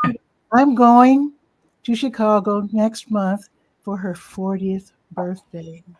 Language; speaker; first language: English; native; English